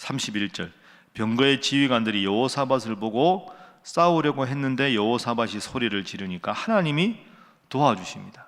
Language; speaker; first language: Korean; native; Korean